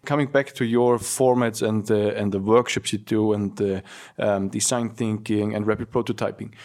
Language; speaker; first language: English; non-native, fluent; German